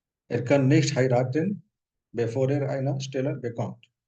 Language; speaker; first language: German; non-native, fluent; Hindi